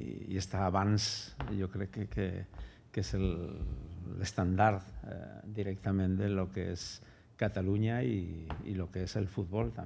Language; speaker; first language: Catalan; non-native, local second language; Spanish